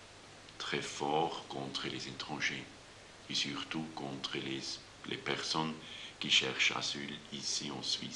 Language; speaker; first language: French; non-native, fluent; German